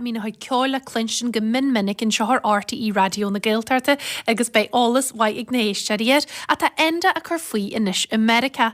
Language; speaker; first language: Irish; native; Irish